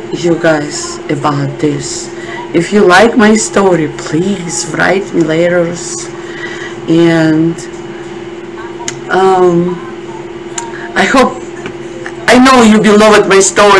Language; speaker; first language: English; non-native, learner; Russian